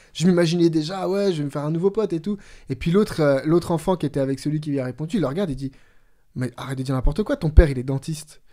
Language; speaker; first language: French; native; French